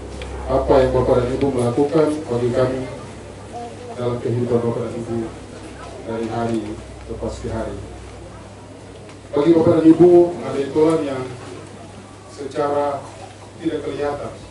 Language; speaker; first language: Indonesian; native; Indonesian